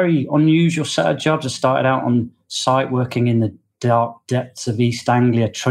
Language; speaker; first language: English; native; English